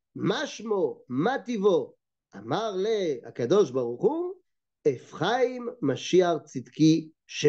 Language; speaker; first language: Hebrew; non-native, fluent; French